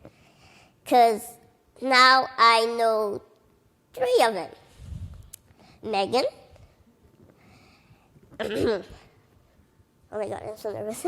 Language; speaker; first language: English; early bilingual, other home language; Portuguese